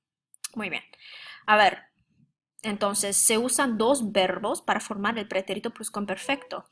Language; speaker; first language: Spanish; non-native, fluent; English